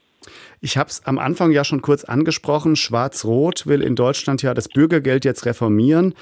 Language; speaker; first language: German; native; German